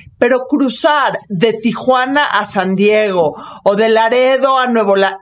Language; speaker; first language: Spanish; native; Spanish